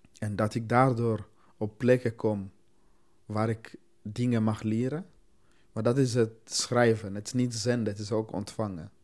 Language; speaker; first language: Dutch; non-native, fluent; Swahili